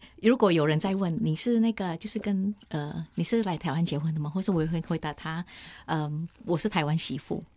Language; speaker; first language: Chinese; non-native, fluent; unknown